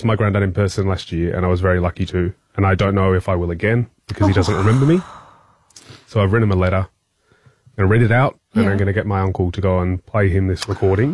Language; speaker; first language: English; native; English